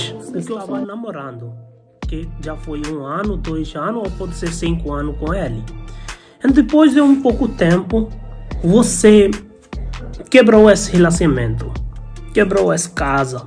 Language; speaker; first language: Portuguese; non-native, learner; Hindi